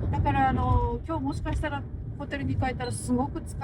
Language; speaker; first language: Japanese; non-native, fluent; Korean